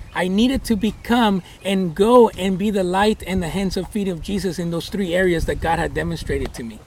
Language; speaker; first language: English; early bilingual, other home language; Spanish